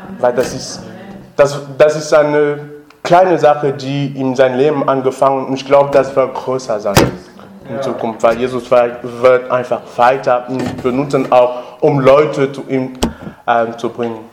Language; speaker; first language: German; non-native, learner; French